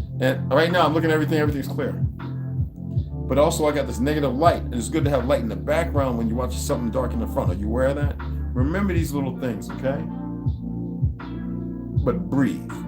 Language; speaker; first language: English; native; English